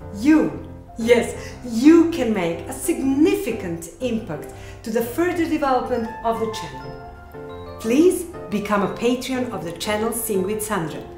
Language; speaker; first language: English; non-native, fluent; Serbian